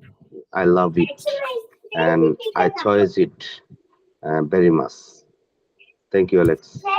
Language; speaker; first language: English; non-native, learner; Bangla